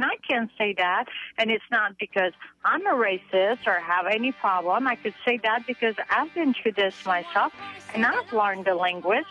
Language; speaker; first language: English; non-native, fluent; French